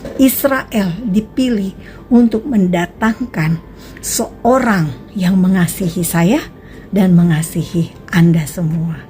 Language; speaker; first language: Indonesian; native; Indonesian